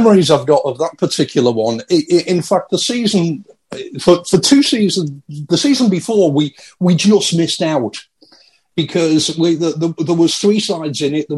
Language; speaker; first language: English; native; English